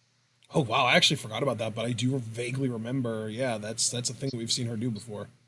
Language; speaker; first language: English; native; English